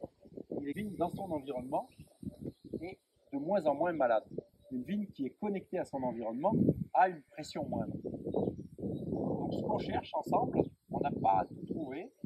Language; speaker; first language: French; native; French